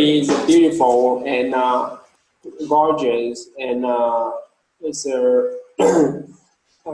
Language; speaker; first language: English; non-native, learner; Vietnamese